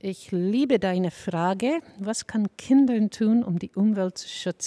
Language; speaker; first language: German; non-native, fluent; English